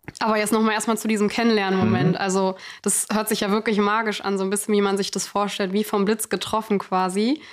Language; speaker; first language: German; native; German